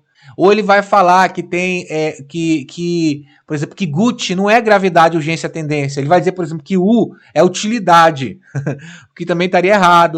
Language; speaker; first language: Portuguese; native; Portuguese